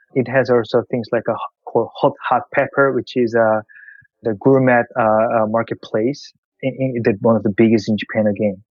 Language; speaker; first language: English; non-native, fluent; Korean